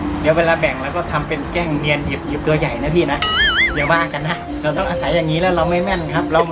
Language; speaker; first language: Thai; non-native, local second language; Northeastern Thai